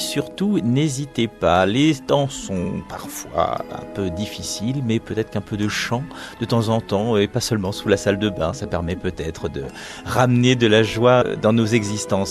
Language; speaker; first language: French; native; French